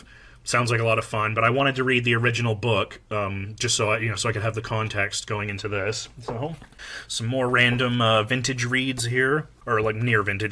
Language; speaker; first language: English; native; English